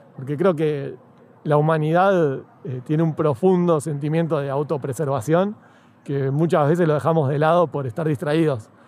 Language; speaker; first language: Spanish; native; Spanish